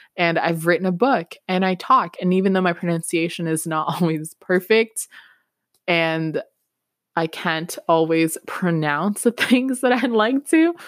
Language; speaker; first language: English; non-native, fluent; Spanish